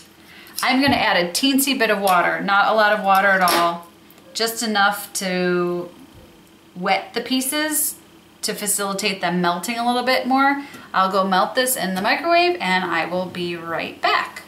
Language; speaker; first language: English; native; English